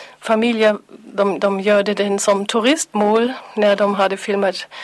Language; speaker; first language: Swedish; non-native, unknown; German